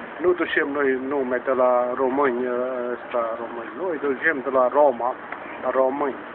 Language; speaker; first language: Romanian; early bilingual, heritage; Romanian